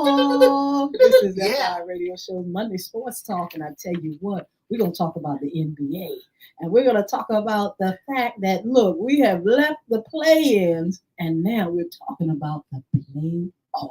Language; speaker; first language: English; native; English